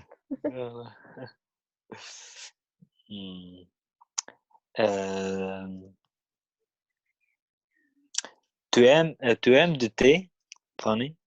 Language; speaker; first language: French; non-native, learner; Kurdish